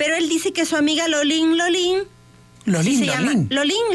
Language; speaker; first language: Spanish; native; Spanish